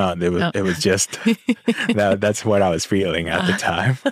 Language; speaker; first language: English; native; English